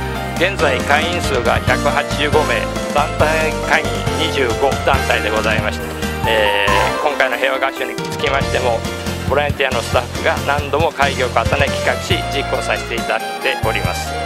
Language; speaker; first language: Japanese; native; Japanese